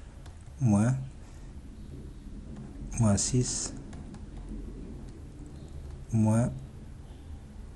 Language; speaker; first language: French; non-native, local second language; Arabic